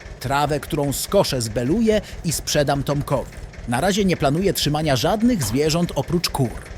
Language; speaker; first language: Polish; native; Polish